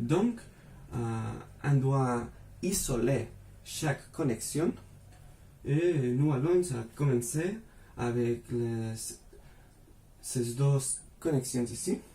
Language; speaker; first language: French; non-native, fluent; Spanish